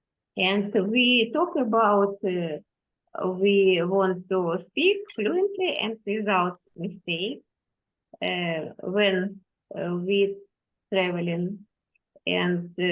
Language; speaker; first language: English; non-native, learner; Russian